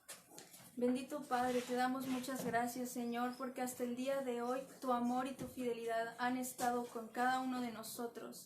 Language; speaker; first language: Spanish; native; Spanish